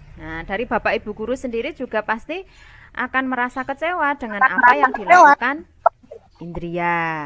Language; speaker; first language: Indonesian; native; Indonesian